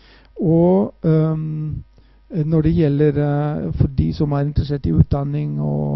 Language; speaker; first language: Norwegian; non-native, fluent; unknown